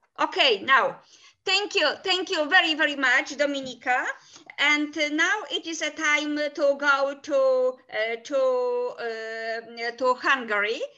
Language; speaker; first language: English; non-native, fluent; Polish